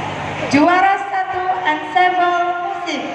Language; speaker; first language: Indonesian; native; Indonesian